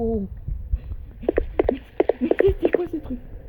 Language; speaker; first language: French; native; French